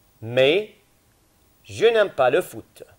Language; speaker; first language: French; non-native, fluent; Arabic